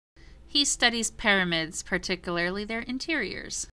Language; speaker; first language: English; native; English